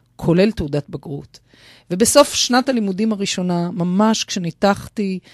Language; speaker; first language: Hebrew; native; Hebrew